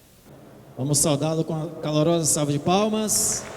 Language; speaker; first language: Portuguese; native; Portuguese